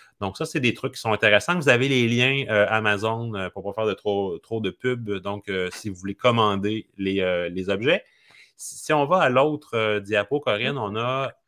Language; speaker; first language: French; native; French